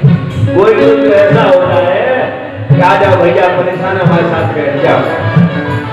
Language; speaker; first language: Hindi; native; Hindi